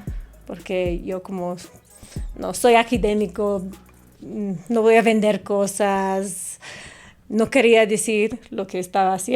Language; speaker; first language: Spanish; non-native, fluent; English